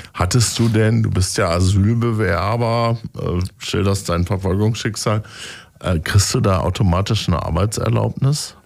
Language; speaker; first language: German; native; German